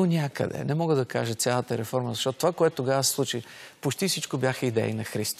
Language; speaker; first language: Bulgarian; native; Bulgarian